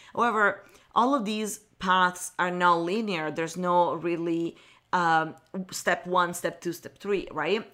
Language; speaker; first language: English; non-native, fluent; Italian